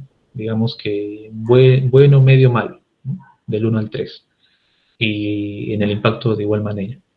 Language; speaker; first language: Spanish; native; Spanish